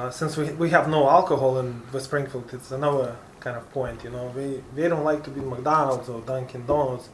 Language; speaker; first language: English; non-native, fluent; Lithuanian